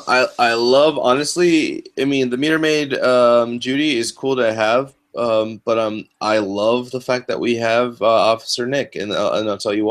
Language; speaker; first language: English; native; English